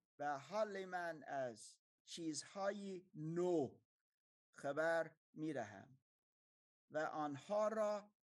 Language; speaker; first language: Persian; non-native, fluent; German